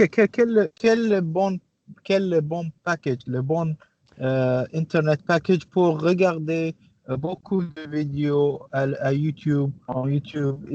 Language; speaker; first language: French; non-native, learner; English